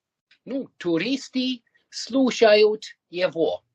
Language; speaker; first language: Russian; non-native, fluent; English